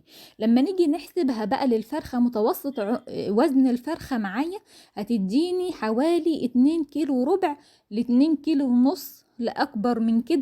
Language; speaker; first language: Arabic; native; Arabic